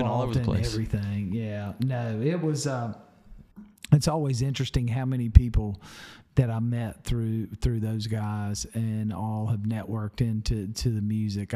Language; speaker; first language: English; native; English